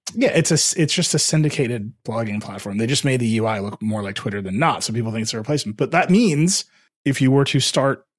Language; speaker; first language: English; early bilingual, other home language; Hindi